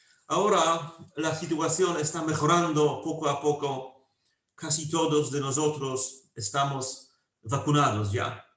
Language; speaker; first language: Spanish; non-native, fluent; Polish